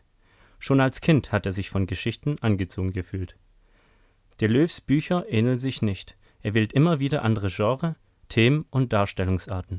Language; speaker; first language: German; native; German